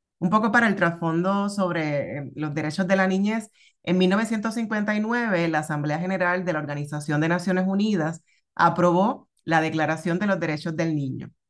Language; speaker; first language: Spanish; native; Spanish